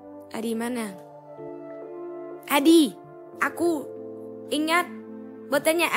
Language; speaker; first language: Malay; non-native, learner; Vietnamese